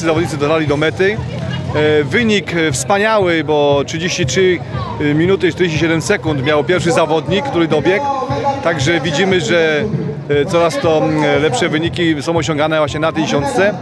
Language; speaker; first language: Polish; native; Polish